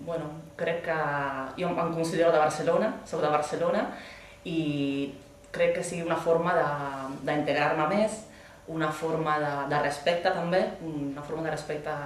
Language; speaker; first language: Catalan; non-native, fluent; Italian